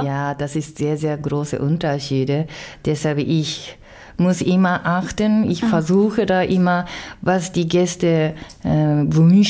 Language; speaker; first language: German; non-native, learner; Japanese